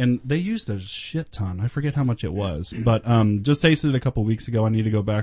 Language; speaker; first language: English; native; English